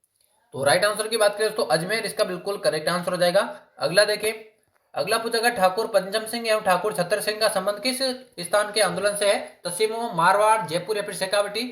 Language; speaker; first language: Hindi; native; Hindi